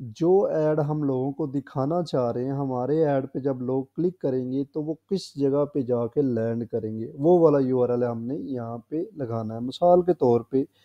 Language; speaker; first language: Urdu; non-native, local second language; Punjabi